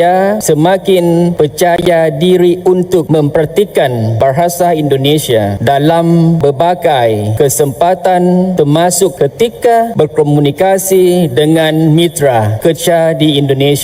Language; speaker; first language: Indonesian; non-native, fluent; Lao